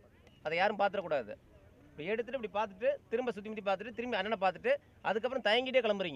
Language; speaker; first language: Tamil; native; Tamil